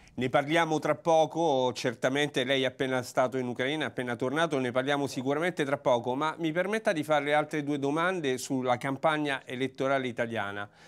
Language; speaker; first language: Italian; native; Italian